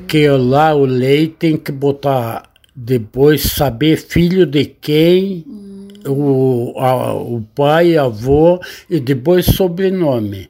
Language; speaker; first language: Portuguese; non-native, learner; Arabic